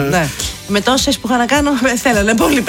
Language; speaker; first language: Greek; native; Greek